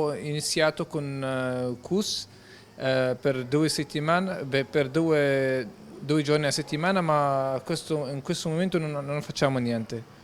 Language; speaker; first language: Italian; non-native, learner; Arabic